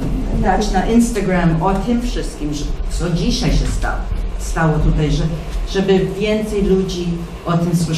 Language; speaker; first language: Polish; early bilingual, heritage; English